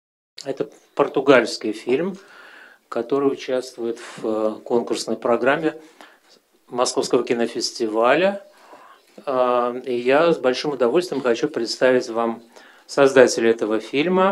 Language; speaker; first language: Russian; native; Russian